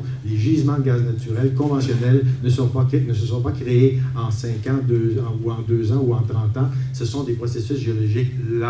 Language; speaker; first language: French; native; French